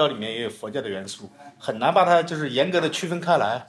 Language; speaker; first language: Chinese; native; Chinese